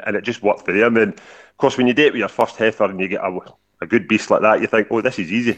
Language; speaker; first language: English; native; English